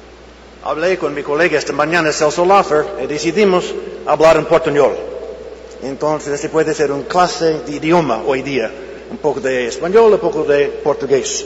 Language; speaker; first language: Spanish; non-native, fluent; English